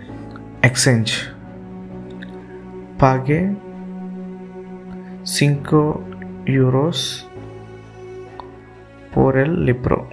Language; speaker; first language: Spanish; non-native, fluent; Telugu